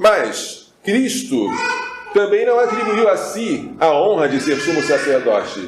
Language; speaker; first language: Portuguese; native; Portuguese